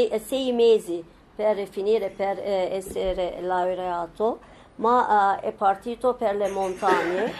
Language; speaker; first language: Italian; non-native, fluent; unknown